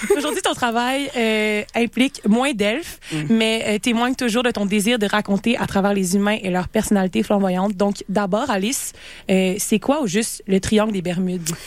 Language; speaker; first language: French; native; French